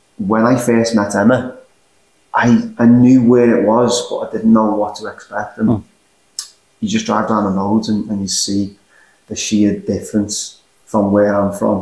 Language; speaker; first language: English; native; English